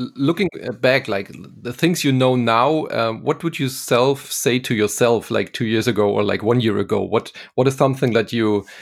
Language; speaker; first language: English; non-native, fluent; German